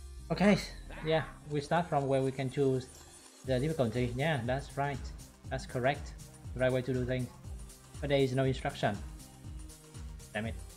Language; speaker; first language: English; non-native, fluent; Vietnamese